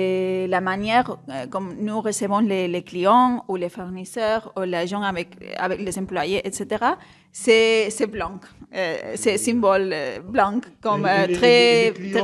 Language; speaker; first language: French; non-native, fluent; Spanish